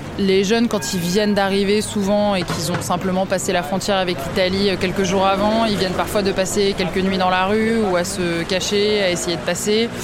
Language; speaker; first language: French; native; French